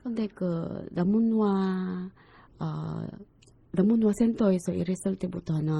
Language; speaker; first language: Korean; non-native, fluent; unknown